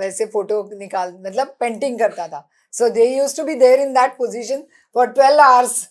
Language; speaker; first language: Hindi; non-native, local second language; Marathi